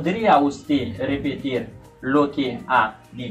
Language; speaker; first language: Spanish; non-native, learner; Haitian Creole